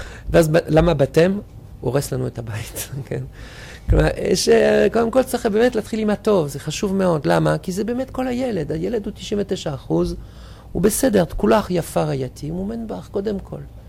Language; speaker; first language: Hebrew; non-native, fluent; French